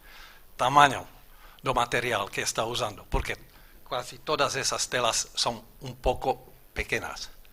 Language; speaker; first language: Spanish; non-native, fluent; German